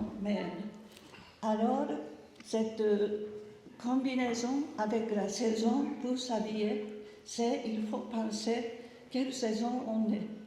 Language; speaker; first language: French; non-native, learner; Japanese